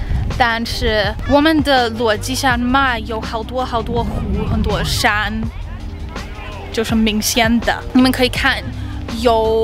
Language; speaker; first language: Chinese; non-native, learner; English